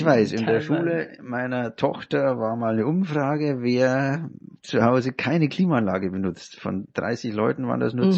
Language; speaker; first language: German; native; German